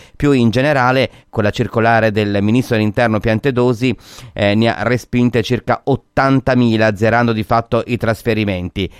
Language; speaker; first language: Italian; native; Italian